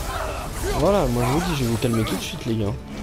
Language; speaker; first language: French; native; French